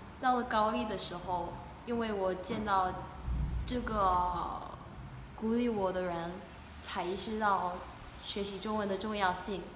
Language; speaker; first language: Chinese; non-native, learner; English